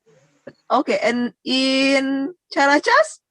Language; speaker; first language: English; non-native, learner; Indonesian